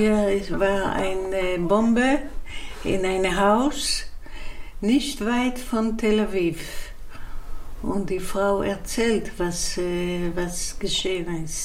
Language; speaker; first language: German; non-native, fluent; Dutch